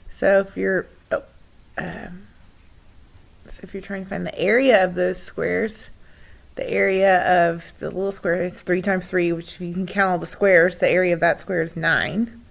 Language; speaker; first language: English; native; English